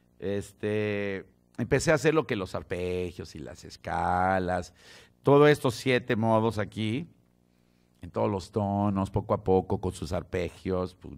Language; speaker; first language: Spanish; native; Spanish